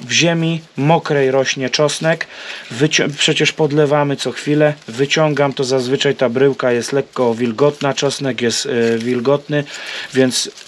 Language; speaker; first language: Polish; native; Polish